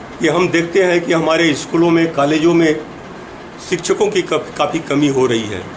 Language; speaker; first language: Hindi; native; Hindi